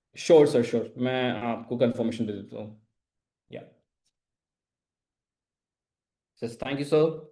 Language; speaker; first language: Hindi; native; Hindi